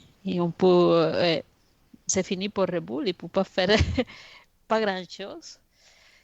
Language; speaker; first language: French; non-native, fluent; Spanish